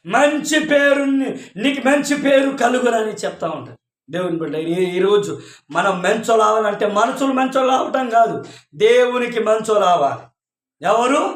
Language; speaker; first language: Telugu; non-native, local second language; Koya